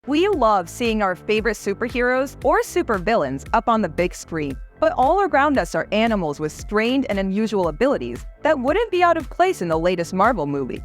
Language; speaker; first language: English; native; English